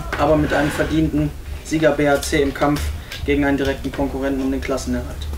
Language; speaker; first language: German; native; German